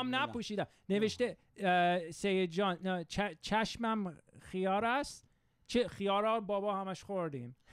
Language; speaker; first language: Persian; early bilingual, heritage; Persian